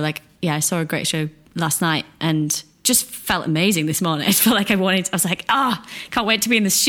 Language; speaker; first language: English; native; English